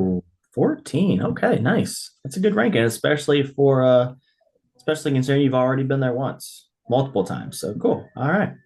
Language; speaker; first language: English; native; English